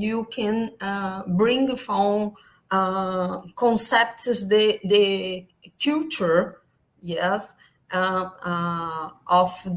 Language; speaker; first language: English; non-native, learner; Portuguese